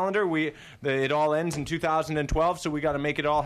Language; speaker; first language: English; native; English